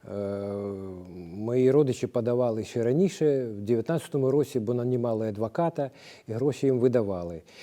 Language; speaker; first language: Ukrainian; non-native, local second language; Russian